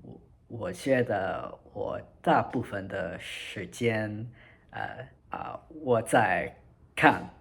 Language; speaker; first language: Chinese; non-native, learner; English